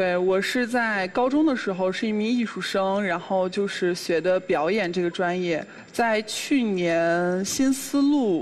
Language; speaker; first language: Chinese; native; Chinese